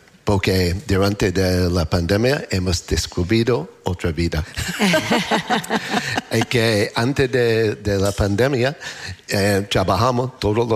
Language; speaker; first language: Spanish; non-native, learner; English